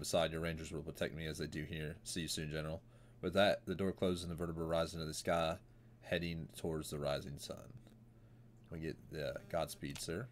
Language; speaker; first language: English; native; English